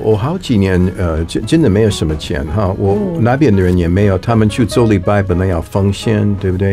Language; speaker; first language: Chinese; non-native, fluent; English